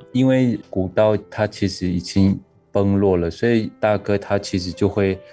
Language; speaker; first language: Chinese; non-native, local second language; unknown